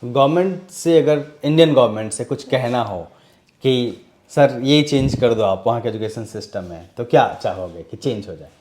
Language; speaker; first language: Hindi; native; Hindi